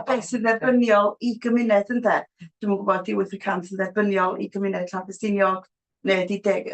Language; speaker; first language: Welsh; native; Welsh